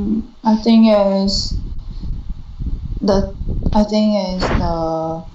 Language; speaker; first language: English; non-native, learner; Chinese